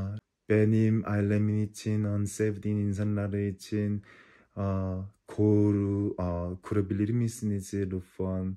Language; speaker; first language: Turkish; non-native, learner; Korean